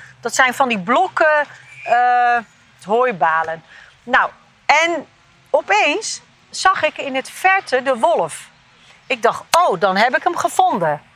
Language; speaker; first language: Dutch; early bilingual, other home language; Turkish